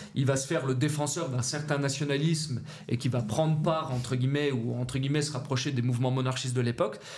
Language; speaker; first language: French; native; French